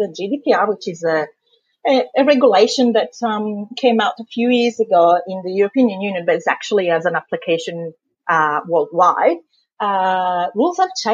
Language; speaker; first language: English; non-native, fluent; Italian